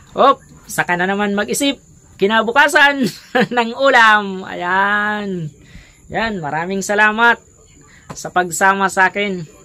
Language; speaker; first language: Filipino; non-native, local second language; Bikol